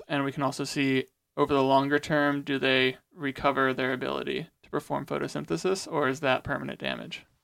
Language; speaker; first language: English; native; English